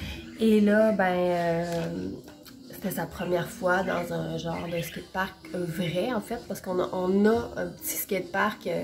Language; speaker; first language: French; native; French